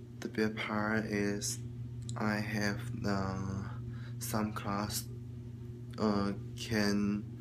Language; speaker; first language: English; non-native, learner; Chinese